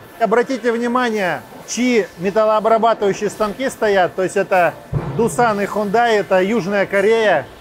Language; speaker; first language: Russian; native; Russian